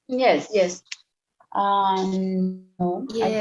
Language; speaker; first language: English; non-native, learner; Spanish